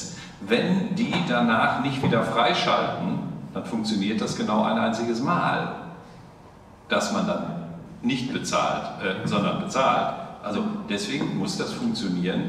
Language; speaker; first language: German; native; German